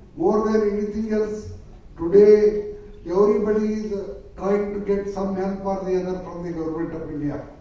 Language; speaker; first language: English; non-native, local second language; Kannada